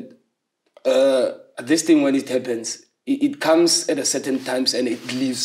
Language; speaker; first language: English; non-native, local second language; Zulu